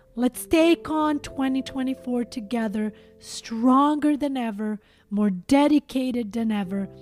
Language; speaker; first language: English; non-native, fluent; Albanian